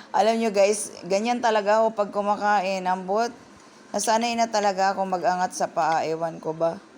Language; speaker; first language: Filipino; non-native, local second language; Cebuano